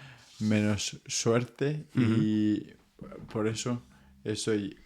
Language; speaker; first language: Spanish; non-native, fluent; English